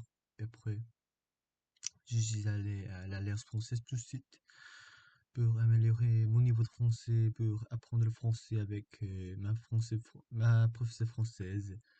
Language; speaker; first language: French; non-native, learner; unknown